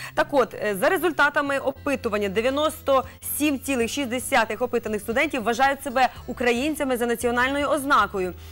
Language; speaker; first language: Ukrainian; native; Ukrainian